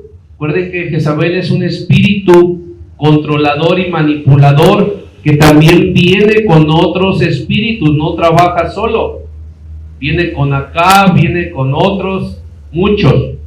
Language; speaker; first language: Spanish; native; Spanish